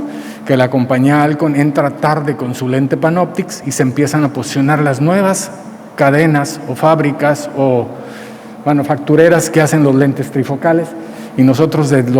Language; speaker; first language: Spanish; native; Spanish